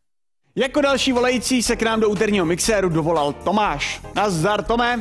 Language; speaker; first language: Czech; native; Czech